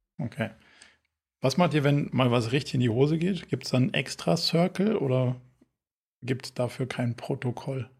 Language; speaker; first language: German; native; German